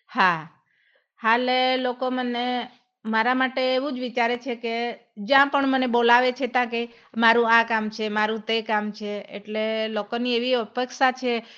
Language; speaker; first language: Gujarati; non-native, local second language; Gamit